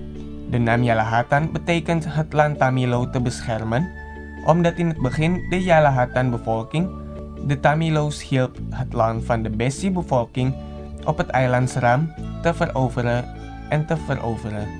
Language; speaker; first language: Dutch; non-native, fluent; Indonesian